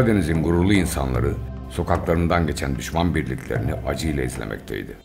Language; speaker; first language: Turkish; native; Turkish